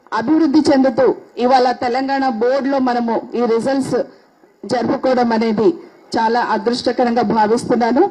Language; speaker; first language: Telugu; native; Telugu